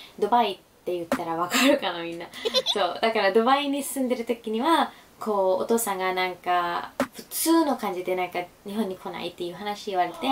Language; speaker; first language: Japanese; non-native, fluent; Urdu